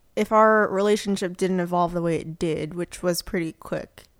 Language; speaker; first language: English; non-native, local second language; Filipino